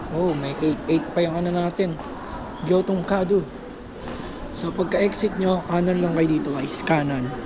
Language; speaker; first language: Filipino; native; Filipino